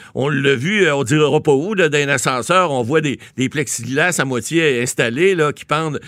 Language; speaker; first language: French; native; French